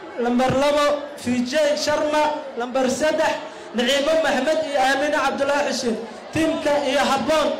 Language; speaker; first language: Somali; non-native, local second language; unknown